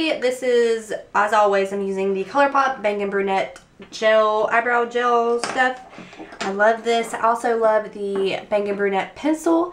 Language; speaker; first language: English; native; English